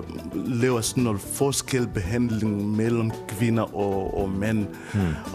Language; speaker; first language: Danish; non-native, fluent; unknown